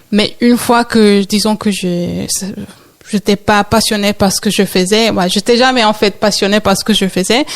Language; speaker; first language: French; non-native, fluent; English